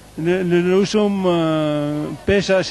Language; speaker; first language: Hebrew; non-native, fluent; Arabic